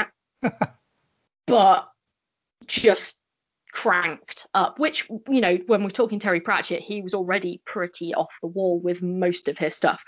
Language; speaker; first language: English; native; English